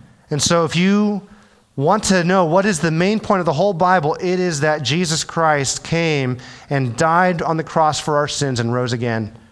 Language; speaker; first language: English; early bilingual, other home language; Chinese